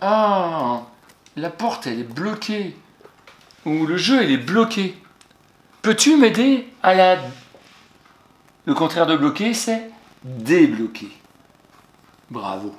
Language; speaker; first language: French; native; French